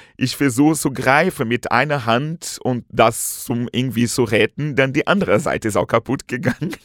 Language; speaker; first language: German; non-native, fluent; Portuguese